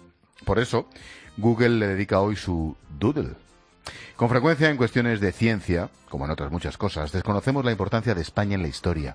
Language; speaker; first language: Spanish; native; Spanish